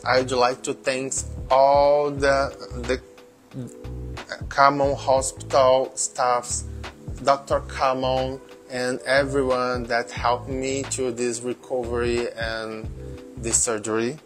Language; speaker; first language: English; non-native, learner; Portuguese